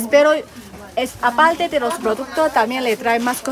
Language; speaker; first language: Spanish; non-native, learner; Chinese